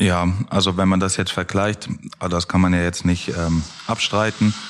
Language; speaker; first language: German; native; German